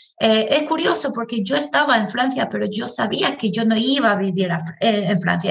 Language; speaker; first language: Spanish; non-native, fluent; Albanian